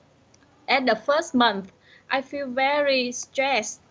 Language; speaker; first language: English; non-native, learner; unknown